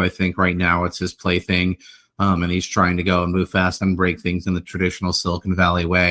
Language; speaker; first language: English; native; English